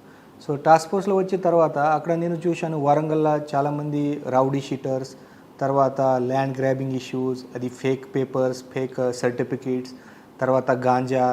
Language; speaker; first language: Telugu; non-native, fluent; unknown